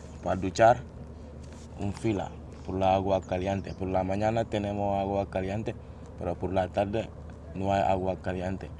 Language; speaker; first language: Spanish; non-native, learner; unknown